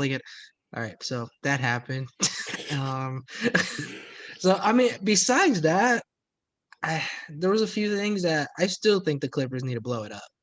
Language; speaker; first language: English; native; English